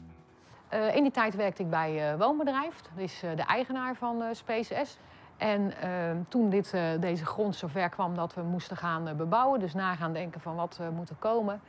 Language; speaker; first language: Dutch; native; Dutch